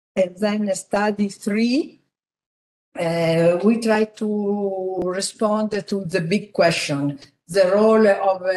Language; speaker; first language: English; non-native, fluent; Italian